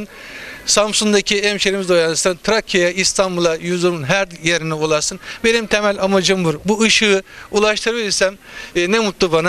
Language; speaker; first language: Turkish; native; Turkish